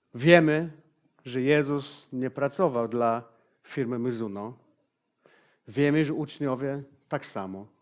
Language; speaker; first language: Polish; non-native, fluent; English